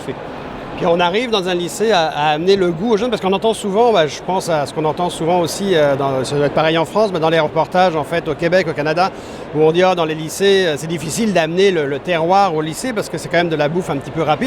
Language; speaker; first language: French; native; French